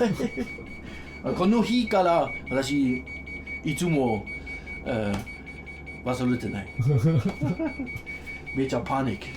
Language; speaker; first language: Japanese; non-native, learner; German